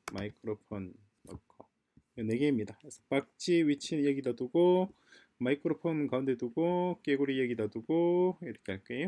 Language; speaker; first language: Korean; native; Korean